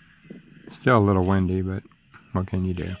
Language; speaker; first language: English; native; English